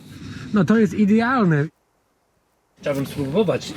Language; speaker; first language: Polish; non-native, learner; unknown